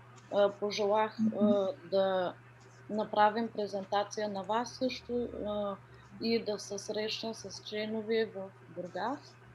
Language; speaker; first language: Bulgarian; early bilingual, heritage; Danish